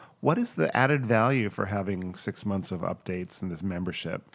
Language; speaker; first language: English; native; English